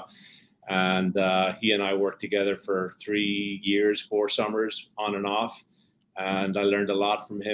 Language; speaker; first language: English; native; English